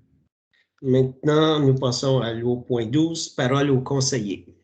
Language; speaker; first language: French; native; French